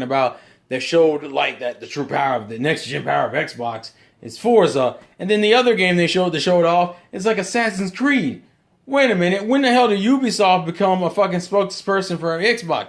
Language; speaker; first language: English; native; English